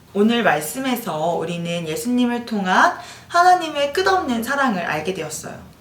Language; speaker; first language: Korean; native; Korean